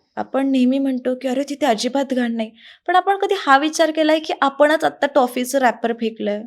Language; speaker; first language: Marathi; native; Marathi